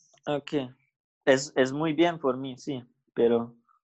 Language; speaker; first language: Spanish; non-native, learner; German